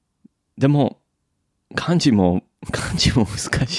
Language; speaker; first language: Japanese; non-native, learner; English